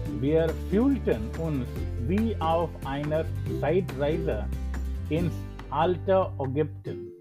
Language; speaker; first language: German; non-native, learner; English